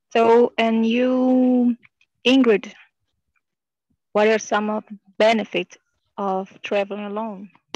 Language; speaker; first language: English; non-native, learner; Portuguese